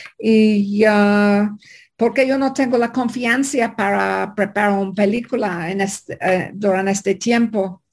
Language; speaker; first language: Spanish; non-native, learner; English